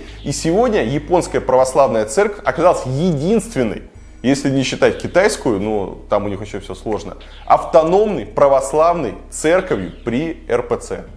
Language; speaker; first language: Russian; native; Russian